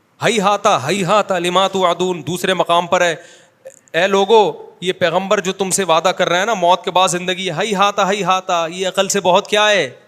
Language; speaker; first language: Urdu; native; Urdu